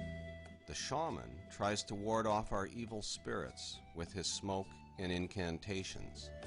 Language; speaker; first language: English; native; English